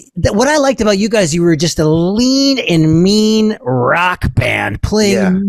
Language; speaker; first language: English; native; English